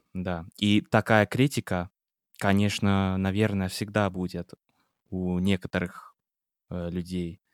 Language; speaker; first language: Russian; non-native, fluent; English